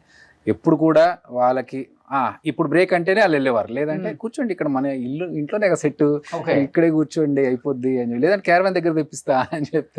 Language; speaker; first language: Telugu; native; Telugu